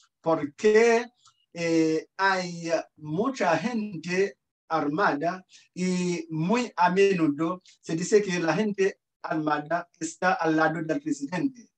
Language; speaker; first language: Spanish; non-native, fluent; Haitian Creole